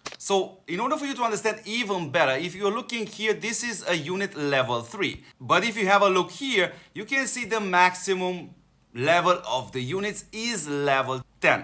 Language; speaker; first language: English; non-native, fluent; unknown